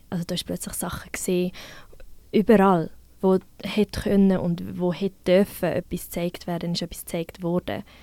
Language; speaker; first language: German; native; German